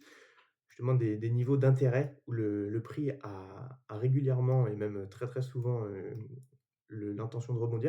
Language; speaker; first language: French; native; French